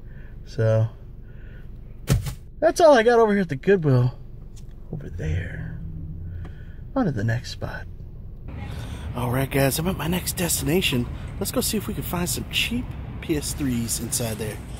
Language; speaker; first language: English; native; English